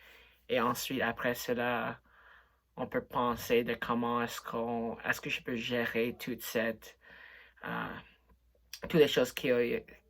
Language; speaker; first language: French; non-native, local second language; English